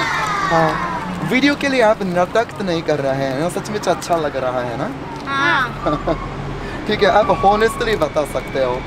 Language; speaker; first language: Hindi; non-native, fluent; Japanese